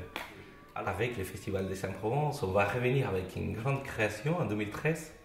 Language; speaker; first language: French; non-native, fluent; Spanish